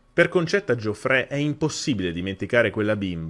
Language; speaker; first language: Italian; native; Italian